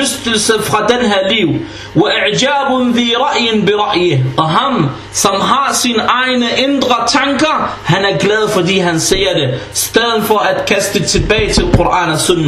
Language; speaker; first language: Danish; early bilingual, other home language; Arabic